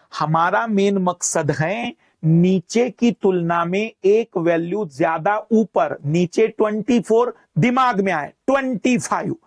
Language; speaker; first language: Hindi; native; Hindi